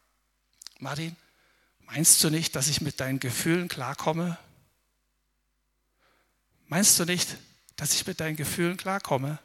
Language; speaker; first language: German; native; German